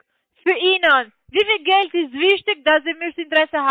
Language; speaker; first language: German; non-native, learner; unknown